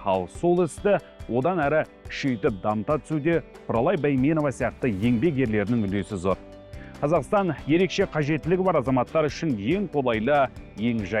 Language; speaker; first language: Kazakh; native; Kazakh